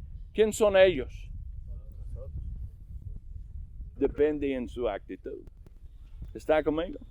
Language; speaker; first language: Spanish; non-native, learner; English